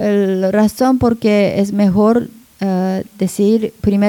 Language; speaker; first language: Spanish; non-native, learner; Japanese